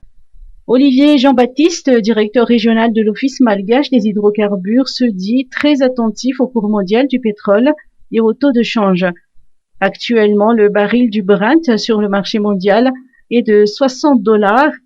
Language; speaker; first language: French; non-native, local second language; Malagasy